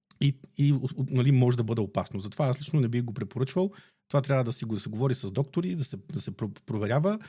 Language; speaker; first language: Bulgarian; native; Bulgarian